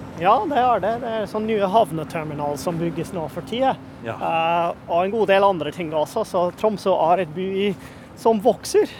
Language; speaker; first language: Norwegian; non-native, fluent; English